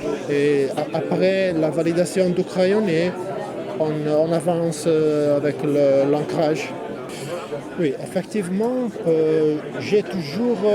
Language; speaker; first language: French; non-native, fluent; Italian